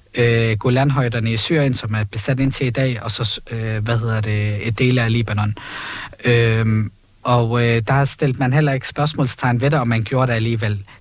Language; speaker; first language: Danish; early bilingual, other home language; Arabic